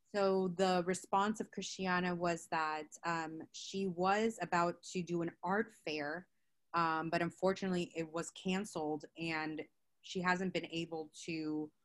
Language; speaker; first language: English; native; English